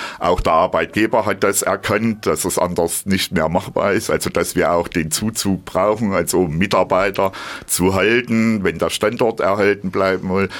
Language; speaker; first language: German; native; German